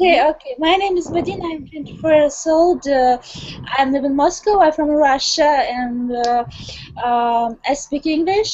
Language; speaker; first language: English; non-native, learner; Russian